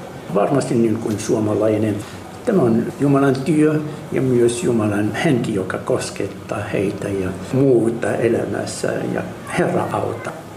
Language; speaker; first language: Finnish; non-native, fluent; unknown